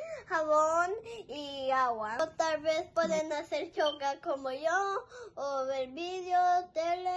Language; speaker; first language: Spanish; early bilingual, other home language; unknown